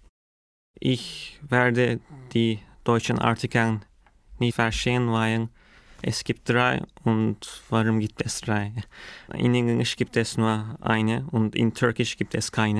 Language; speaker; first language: German; non-native, learner; Turkish